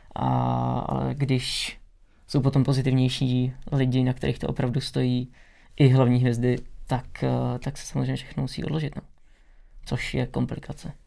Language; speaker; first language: Czech; native; Czech